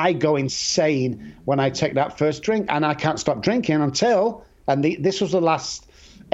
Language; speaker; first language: English; native; English